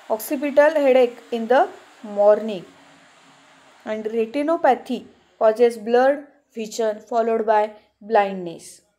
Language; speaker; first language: English; non-native, local second language; Marathi